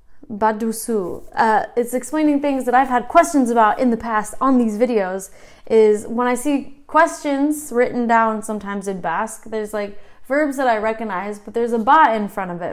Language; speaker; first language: English; native; English